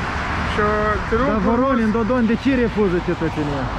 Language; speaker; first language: Romanian; native; Romanian